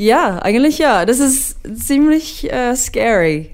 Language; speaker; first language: German; non-native, fluent; English